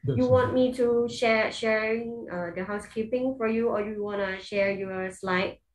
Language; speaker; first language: English; non-native, fluent; Thai